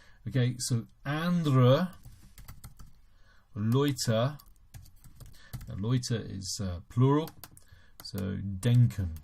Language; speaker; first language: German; non-native, fluent; English